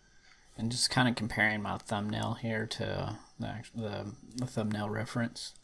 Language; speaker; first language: English; native; English